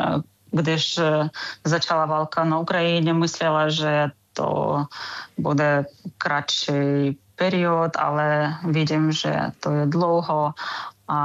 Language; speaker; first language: Czech; non-native, learner; Ukrainian